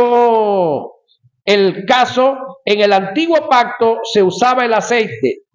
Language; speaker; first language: Spanish; native; Spanish